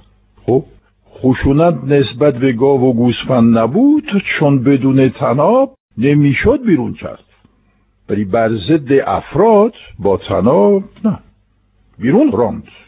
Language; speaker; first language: Persian; non-native, fluent; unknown